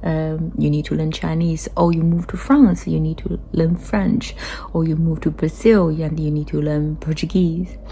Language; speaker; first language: English; non-native, fluent; Chinese